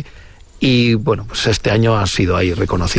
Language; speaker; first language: Spanish; native; Spanish